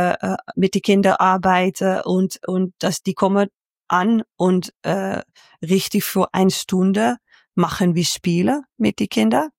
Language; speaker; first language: German; non-native, learner; Dutch